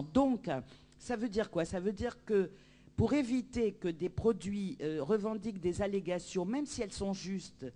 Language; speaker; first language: French; native; French